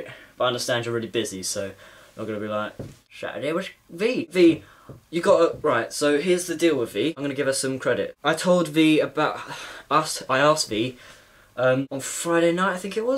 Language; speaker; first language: English; native; English